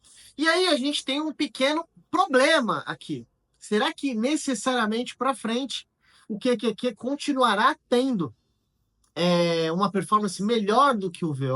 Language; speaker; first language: Portuguese; native; Portuguese